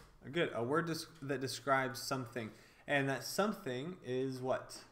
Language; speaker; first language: English; native; English